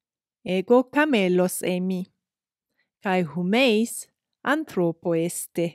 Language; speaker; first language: Greek; non-native, fluent; English